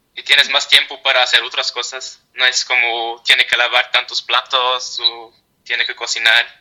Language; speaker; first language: Spanish; non-native, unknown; Dutch